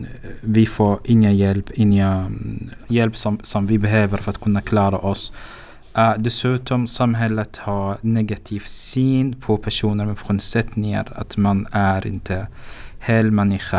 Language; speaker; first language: Swedish; non-native, fluent; Arabic